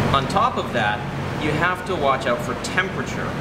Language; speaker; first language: English; native; English